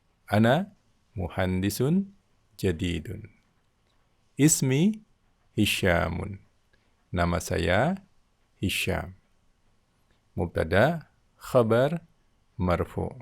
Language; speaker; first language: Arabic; non-native, fluent; Indonesian